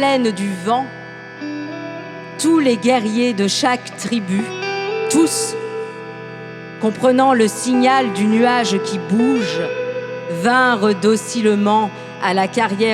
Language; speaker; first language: French; native; French